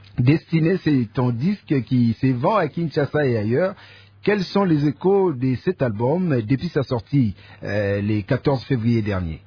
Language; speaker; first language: French; non-native, local second language; Lingala